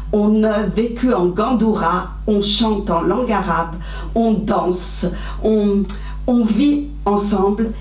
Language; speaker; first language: French; early bilingual, other home language; Arabic